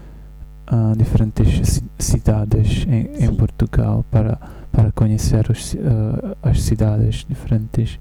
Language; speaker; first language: Portuguese; non-native, learner; Czech